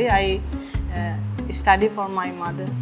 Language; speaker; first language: English; non-native, learner; Sinhala